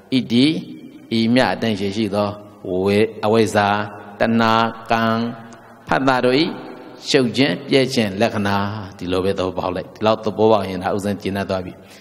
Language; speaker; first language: Burmese; native; Burmese